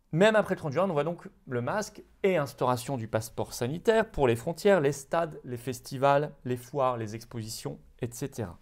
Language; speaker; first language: French; native; French